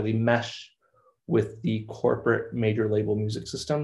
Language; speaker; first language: English; native; English